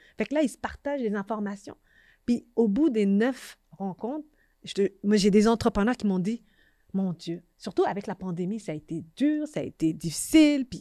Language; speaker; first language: French; native; French